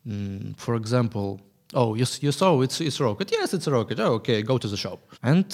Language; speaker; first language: English; non-native, learner; Ukrainian